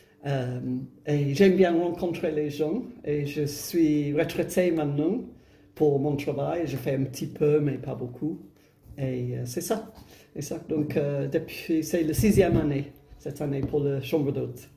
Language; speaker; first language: French; non-native, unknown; English